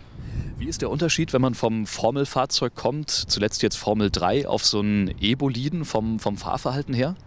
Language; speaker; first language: German; native; German